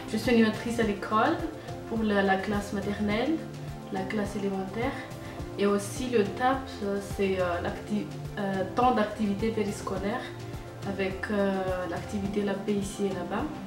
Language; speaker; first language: French; non-native, local second language; Malagasy